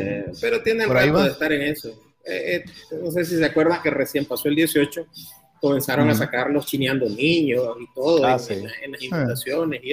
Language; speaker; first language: Spanish; native; Spanish